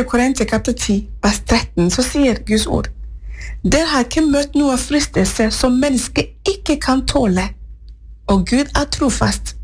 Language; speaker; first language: Norwegian; non-native, fluent; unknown